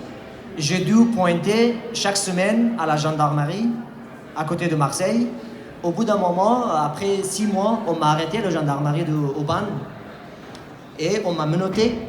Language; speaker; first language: French; non-native, fluent; Persian